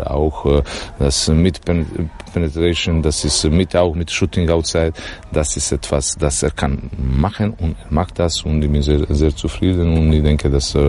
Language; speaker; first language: German; non-native, learner; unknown